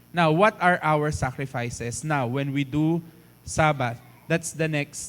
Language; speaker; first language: English; non-native, fluent; Filipino